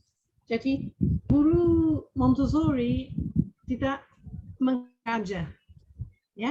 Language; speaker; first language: Indonesian; non-native, fluent; English